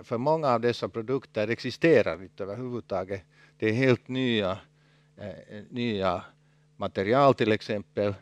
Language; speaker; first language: Swedish; non-native, local second language; Finnish